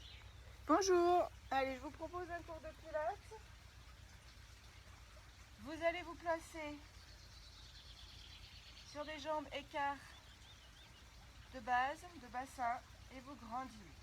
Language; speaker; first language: French; native; French